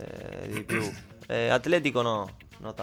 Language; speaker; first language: Italian; non-native, learner; Spanish